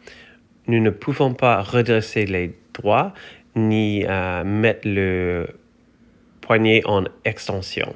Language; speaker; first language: French; non-native, fluent; English